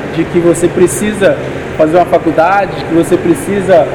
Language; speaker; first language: Portuguese; native; Portuguese